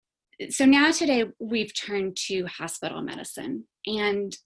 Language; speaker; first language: English; native; English